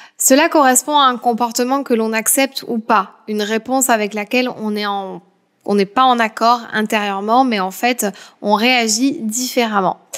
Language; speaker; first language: French; native; French